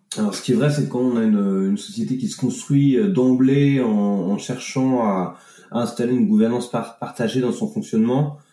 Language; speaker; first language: French; native; French